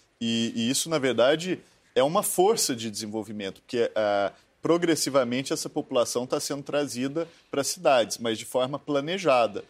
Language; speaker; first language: Portuguese; native; Portuguese